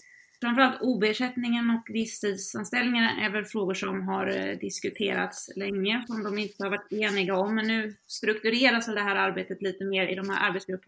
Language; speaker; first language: Swedish; native; Swedish